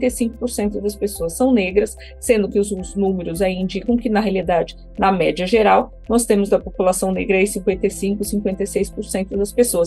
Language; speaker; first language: Portuguese; native; Portuguese